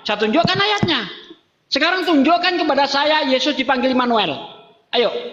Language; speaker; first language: Indonesian; native; Indonesian